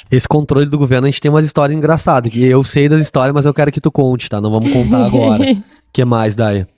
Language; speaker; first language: Portuguese; native; Portuguese